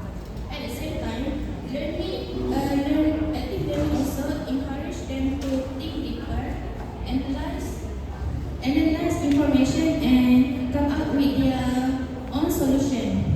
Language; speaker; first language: English; non-native, learner; Malay